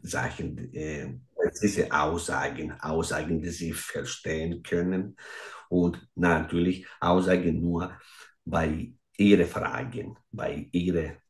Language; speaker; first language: German; non-native, fluent; Greek